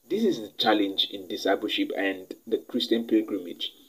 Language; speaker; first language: English; non-native, local second language; Yoruba